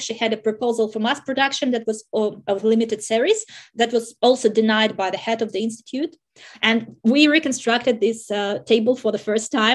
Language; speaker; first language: English; non-native, fluent; Russian